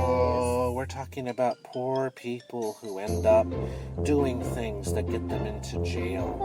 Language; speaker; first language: English; native; English